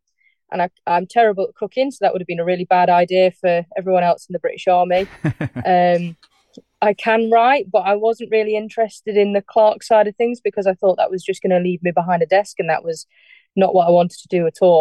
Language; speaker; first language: English; native; English